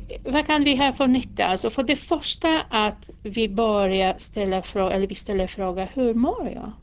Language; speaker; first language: Swedish; non-native, fluent; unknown